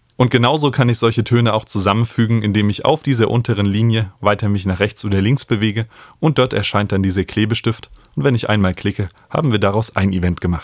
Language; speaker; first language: German; native; German